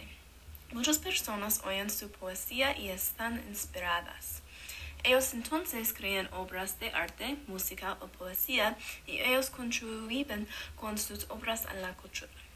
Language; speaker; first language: Spanish; non-native, learner; English